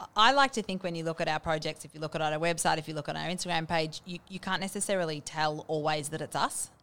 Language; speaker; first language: English; native; English